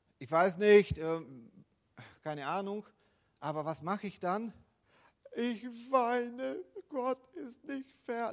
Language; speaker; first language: German; non-native, fluent; Portuguese